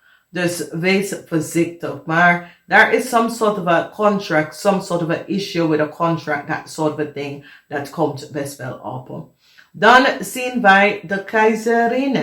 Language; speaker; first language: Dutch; non-native, fluent; English